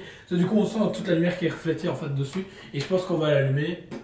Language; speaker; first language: French; native; French